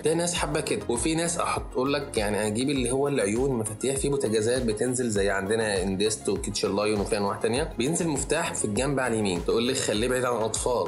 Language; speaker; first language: Arabic; native; Arabic